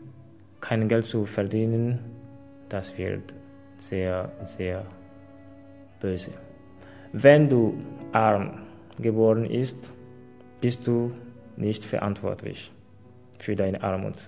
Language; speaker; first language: German; non-native, fluent; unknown